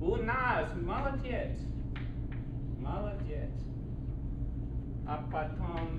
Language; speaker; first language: Russian; non-native, learner; English